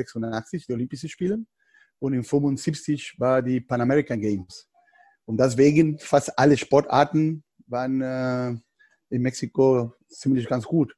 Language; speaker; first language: German; non-native, fluent; Spanish